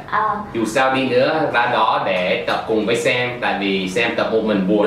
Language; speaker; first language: Vietnamese; non-native, fluent; English